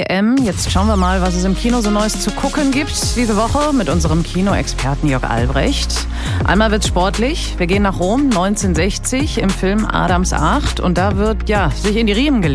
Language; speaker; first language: German; native; German